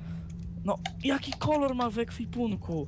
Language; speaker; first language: Polish; native; Polish